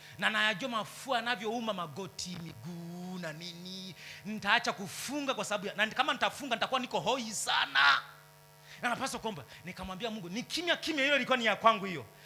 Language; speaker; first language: Swahili; native; Swahili